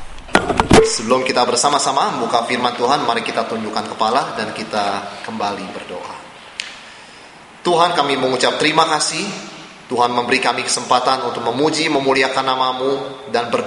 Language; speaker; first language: Indonesian; native; Indonesian